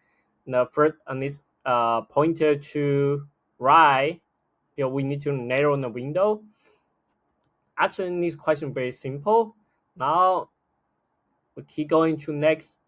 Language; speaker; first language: English; non-native, fluent; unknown